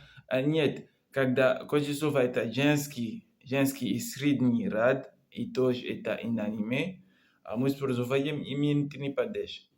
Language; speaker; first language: Russian; non-native, learner; Comorian